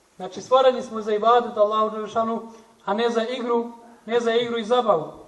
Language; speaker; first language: Bosnian; native; Bosnian